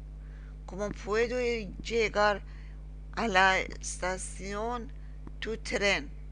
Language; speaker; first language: Spanish; non-native, learner; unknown